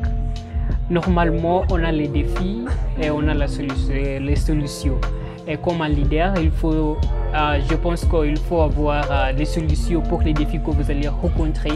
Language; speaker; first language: French; non-native, fluent; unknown